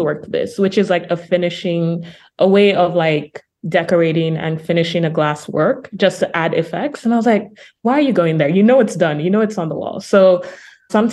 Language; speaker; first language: English; non-native, local second language; Yoruba